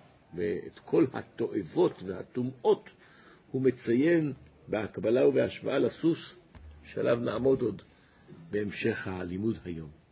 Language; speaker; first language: Hebrew; native; Hebrew